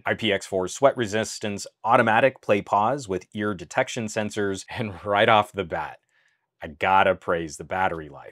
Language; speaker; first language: English; native; English